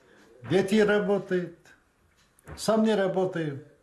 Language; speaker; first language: Russian; non-native, local second language; Kazakh